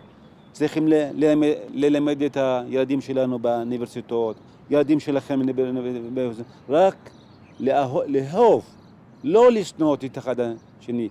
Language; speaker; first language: Hebrew; non-native, local second language; Arabic